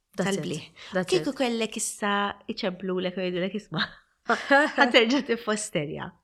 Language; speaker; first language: Maltese; native; Maltese